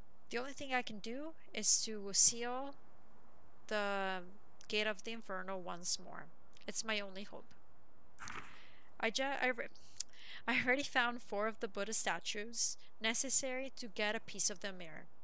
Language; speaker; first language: English; early bilingual, other home language; Italian